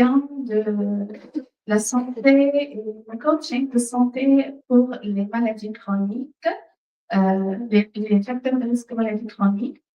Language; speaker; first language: French; non-native, fluent; Arabic